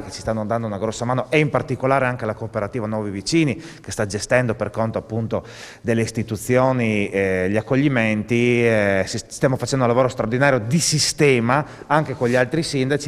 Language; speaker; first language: Italian; native; Italian